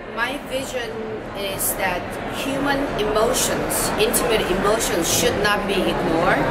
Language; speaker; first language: English; non-native, fluent; Korean